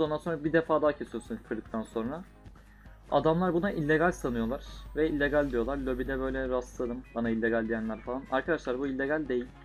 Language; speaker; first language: Turkish; native; Turkish